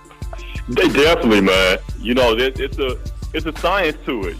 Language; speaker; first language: English; native; English